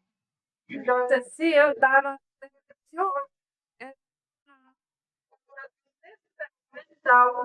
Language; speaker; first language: Spanish; non-native, learner; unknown